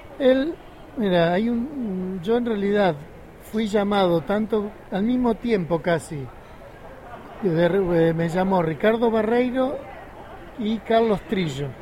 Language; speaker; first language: Spanish; native; Spanish